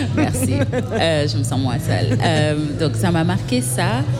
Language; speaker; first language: French; native; French